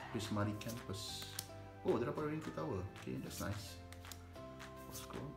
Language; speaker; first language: English; non-native, local second language; Malay